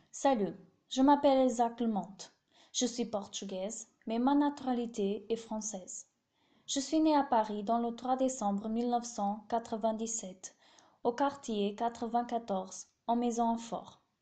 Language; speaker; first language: French; non-native, learner; Portuguese